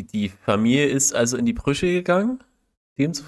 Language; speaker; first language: German; native; German